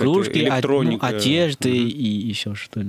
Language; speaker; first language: Russian; non-native, learner; Chinese